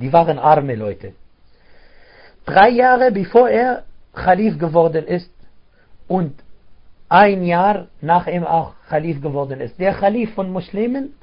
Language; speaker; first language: German; non-native, fluent; Arabic